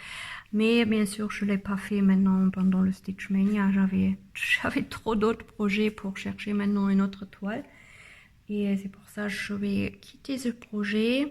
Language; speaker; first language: French; non-native, learner; German